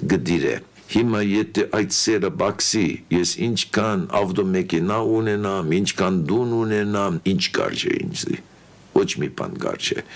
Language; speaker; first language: Armenian; early bilingual, heritage; Armenian